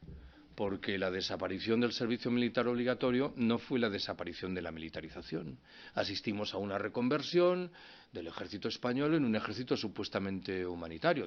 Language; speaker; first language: Spanish; native; Spanish